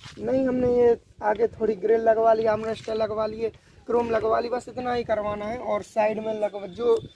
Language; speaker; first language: Hindi; native; Hindi